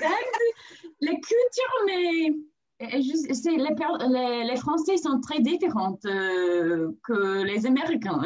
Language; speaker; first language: French; non-native, learner; English